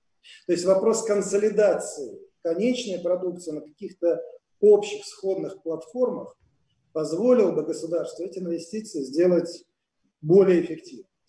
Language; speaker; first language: Russian; native; Russian